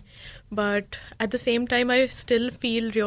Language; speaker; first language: English; non-native, local second language; Marathi